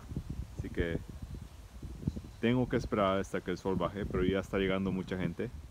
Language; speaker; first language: Spanish; early bilingual, heritage; Spanish